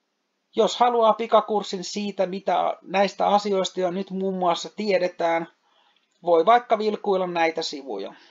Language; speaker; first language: Finnish; native; Finnish